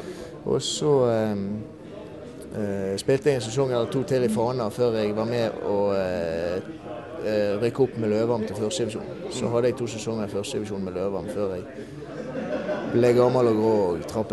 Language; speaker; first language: Norwegian; native; Norwegian